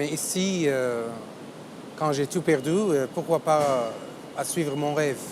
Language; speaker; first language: French; non-native, learner; Arabic